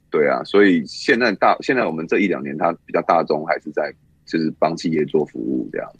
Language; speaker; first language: Chinese; native; Chinese